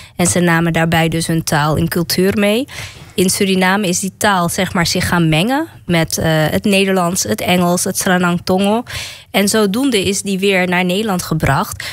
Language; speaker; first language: Dutch; native; Dutch